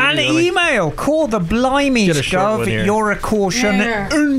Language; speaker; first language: English; native; English